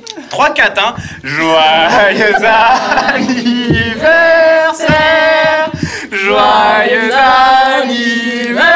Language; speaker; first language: French; native; French